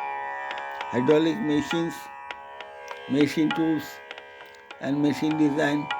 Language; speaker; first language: English; non-native, local second language; Bangla